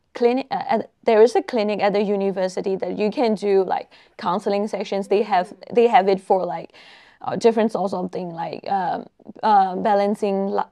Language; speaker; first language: English; non-native, fluent; Burmese